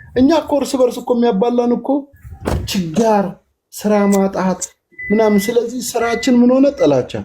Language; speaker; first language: Amharic; native; Amharic